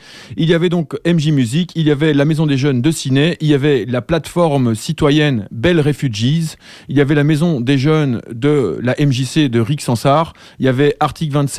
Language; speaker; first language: French; native; French